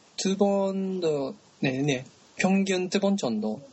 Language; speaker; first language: Korean; non-native, learner; Japanese